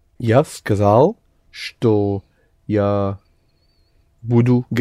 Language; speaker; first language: Russian; non-native, learner; English